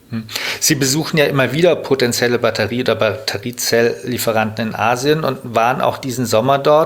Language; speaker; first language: German; native; German